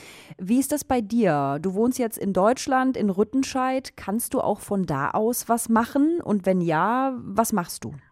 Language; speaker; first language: German; native; German